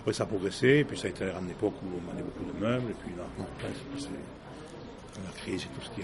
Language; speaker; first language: French; native; French